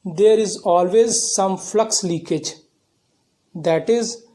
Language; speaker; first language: English; non-native, local second language; Punjabi